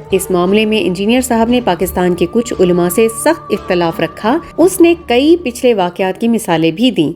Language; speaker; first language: Urdu; native; Urdu